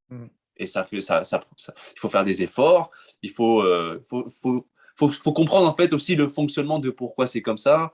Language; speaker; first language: French; native; French